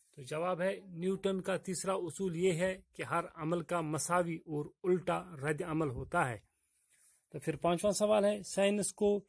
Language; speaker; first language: Urdu; non-native, local second language; Kashmiri